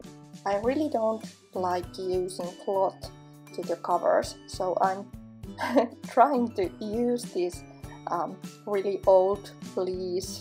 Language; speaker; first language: English; non-native, fluent; Finnish